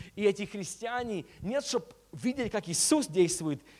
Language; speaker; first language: Russian; early bilingual, heritage; Russian